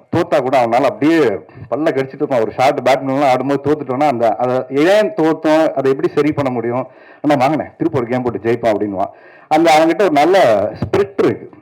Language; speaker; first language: Tamil; native; Tamil